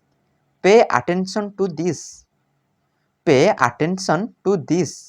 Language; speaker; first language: English; non-native, local second language; Odia